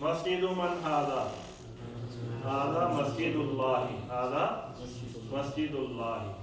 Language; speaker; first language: Arabic; non-native, fluent; Urdu